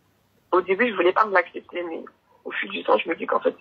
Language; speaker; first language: French; native; French